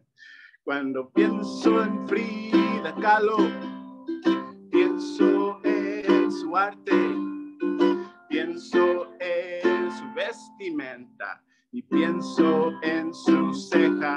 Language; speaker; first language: Spanish; early bilingual, other home language; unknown